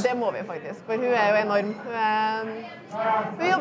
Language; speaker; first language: Norwegian; native; Norwegian